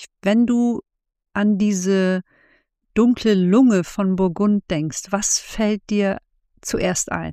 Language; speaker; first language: German; native; German